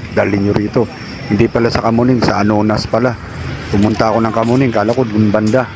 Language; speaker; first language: Filipino; native; Filipino